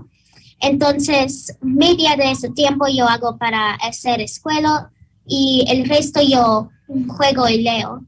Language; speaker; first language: Spanish; early bilingual, heritage; Spanish